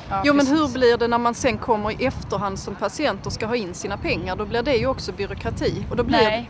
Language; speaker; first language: Swedish; native; Swedish